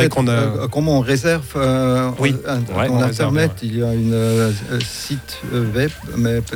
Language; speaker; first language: French; non-native, fluent; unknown